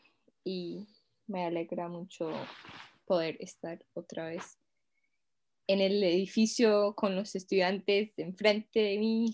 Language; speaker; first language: Spanish; non-native, fluent; English